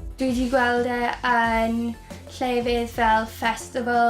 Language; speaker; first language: Welsh; native; Welsh